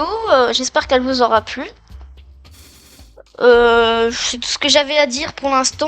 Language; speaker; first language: French; native; French